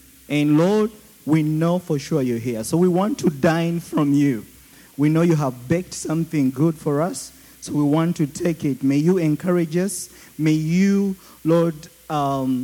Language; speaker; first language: English; non-native, local second language; Ganda